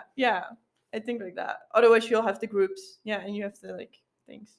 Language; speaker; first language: English; non-native, fluent; Dutch